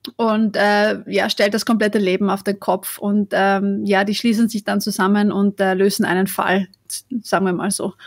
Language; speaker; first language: German; native; German